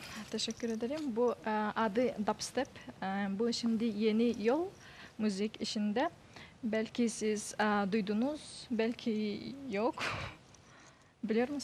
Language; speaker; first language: Turkish; non-native, learner; Yakut